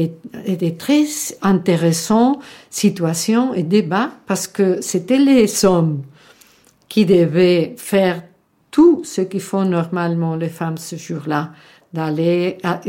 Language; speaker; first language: French; non-native, fluent; Spanish